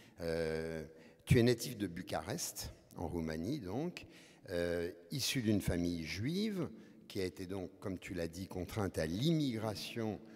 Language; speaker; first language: French; native; French